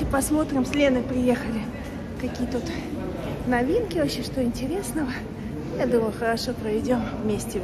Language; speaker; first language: Russian; native; Russian